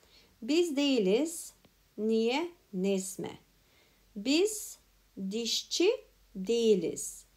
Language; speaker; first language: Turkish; non-native, fluent; Macedonian